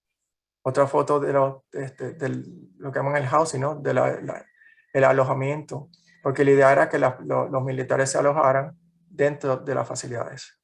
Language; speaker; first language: Spanish; native; Spanish